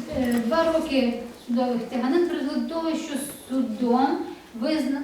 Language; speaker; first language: Ukrainian; native; Ukrainian